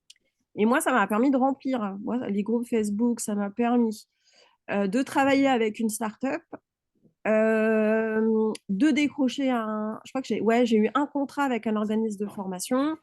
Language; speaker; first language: French; native; French